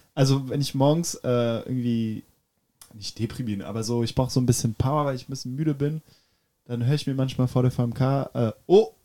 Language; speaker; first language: German; non-native, fluent; French